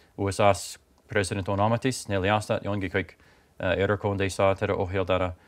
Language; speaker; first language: Estonian; non-native, fluent; English